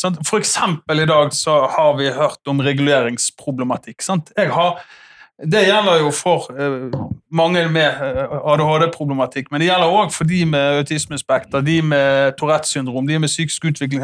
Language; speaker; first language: Norwegian; native; Norwegian